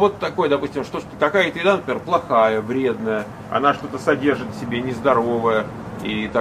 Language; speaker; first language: Russian; native; Russian